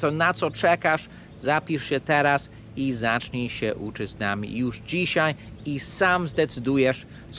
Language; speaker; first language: Polish; non-native, fluent; English